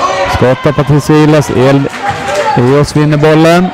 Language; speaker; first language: Swedish; native; Swedish